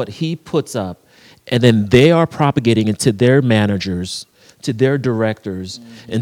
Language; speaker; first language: English; native; English